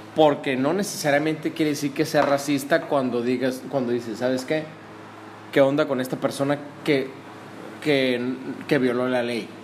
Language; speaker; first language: Spanish; native; Spanish